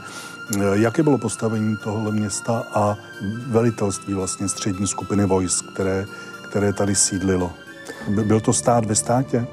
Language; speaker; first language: Czech; native; Czech